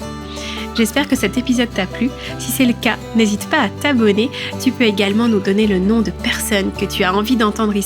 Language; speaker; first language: French; native; French